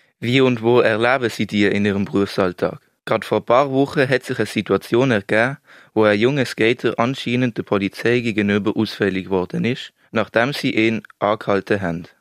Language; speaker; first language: German; native; German